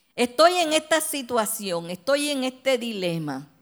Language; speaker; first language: Spanish; native; Spanish